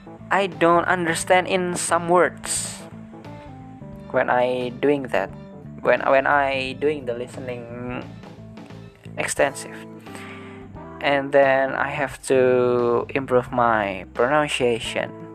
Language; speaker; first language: English; non-native, learner; Indonesian